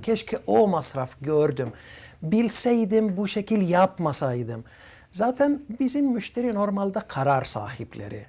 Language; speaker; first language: Turkish; early bilingual, other home language; Arabic